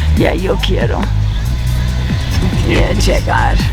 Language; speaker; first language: Spanish; non-native, learner; English